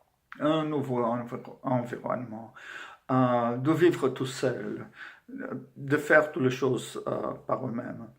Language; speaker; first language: French; non-native, fluent; Portuguese